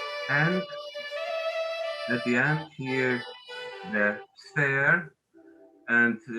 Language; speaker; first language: English; non-native, learner; Hungarian